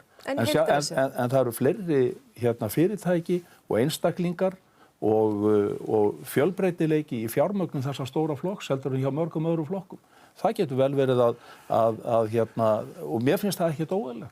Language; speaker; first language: Icelandic; native; Icelandic